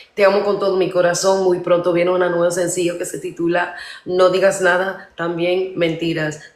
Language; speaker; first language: Spanish; early bilingual, other home language; English